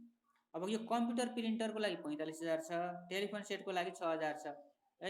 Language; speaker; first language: Nepali; native; Nepali